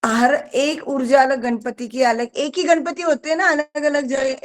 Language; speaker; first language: Hindi; non-native, local second language; Marathi